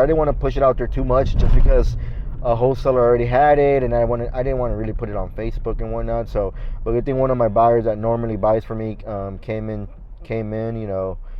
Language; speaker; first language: English; native; English